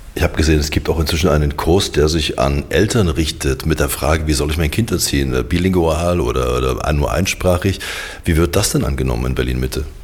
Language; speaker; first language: German; native; German